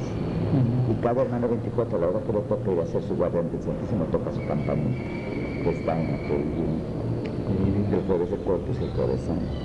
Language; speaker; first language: Spanish; native; Spanish